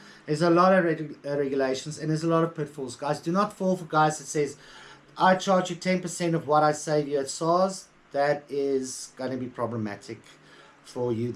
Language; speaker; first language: English; native; English